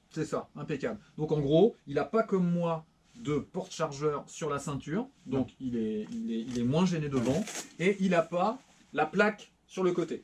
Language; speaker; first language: French; native; French